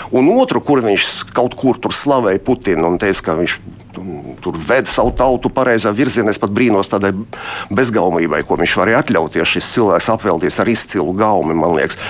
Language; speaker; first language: Latvian; non-native, local second language; Russian